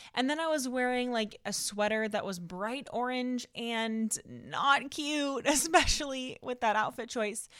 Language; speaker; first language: English; native; English